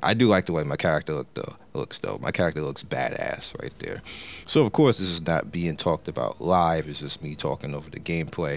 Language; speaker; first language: English; native; English